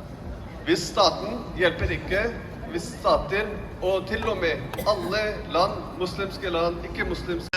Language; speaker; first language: Norwegian; non-native, fluent; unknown